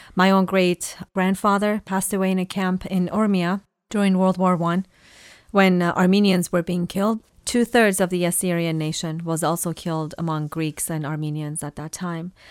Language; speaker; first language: English; non-native, fluent; Persian